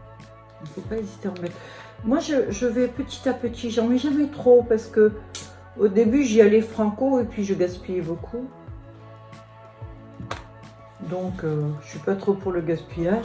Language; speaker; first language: French; native; French